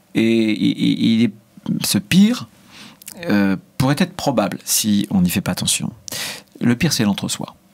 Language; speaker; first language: French; native; French